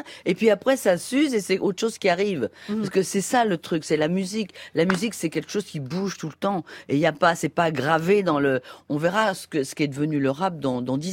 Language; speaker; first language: French; native; French